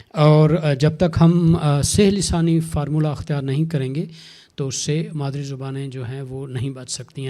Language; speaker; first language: Urdu; non-native, local second language; Saraiki